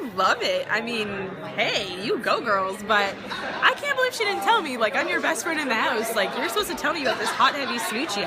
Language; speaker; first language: English; native; English